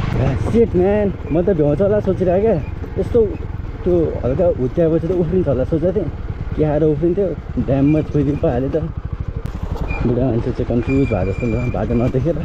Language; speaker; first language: Nepali; native; Nepali